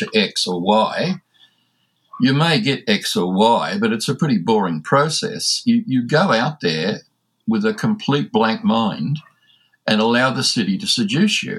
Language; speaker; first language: English; native; English